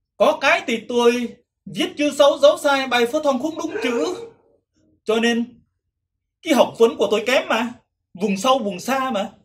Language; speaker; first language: Vietnamese; non-native, local second language; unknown